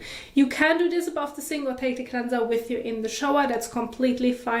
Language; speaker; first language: English; non-native, fluent; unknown